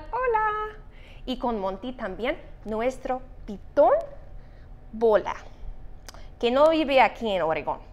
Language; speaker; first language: Spanish; non-native, fluent; English